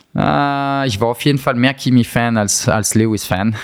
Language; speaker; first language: German; non-native, fluent; French